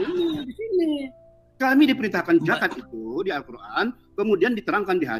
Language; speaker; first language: Indonesian; native; Indonesian